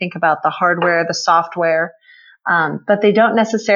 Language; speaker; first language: English; native; English